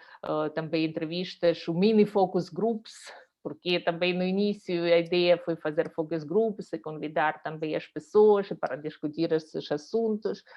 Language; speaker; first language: Portuguese; non-native, fluent; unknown